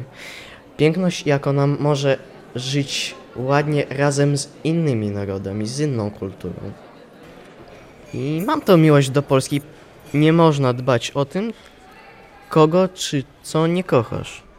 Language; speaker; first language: Polish; non-native, local second language; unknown